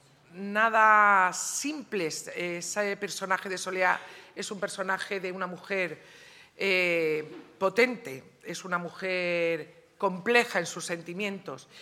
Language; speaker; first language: Spanish; native; Spanish